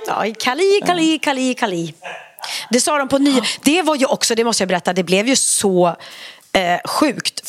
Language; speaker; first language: Swedish; native; Swedish